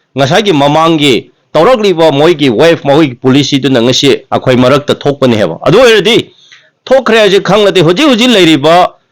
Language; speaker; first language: Manipuri; non-native, local second language; Tangkhul Naga (India)